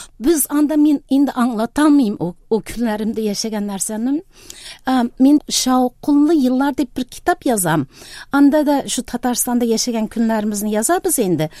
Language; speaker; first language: Tatar; early bilingual, heritage; Tatar